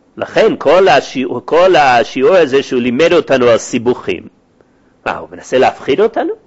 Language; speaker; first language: Hebrew; native; Hebrew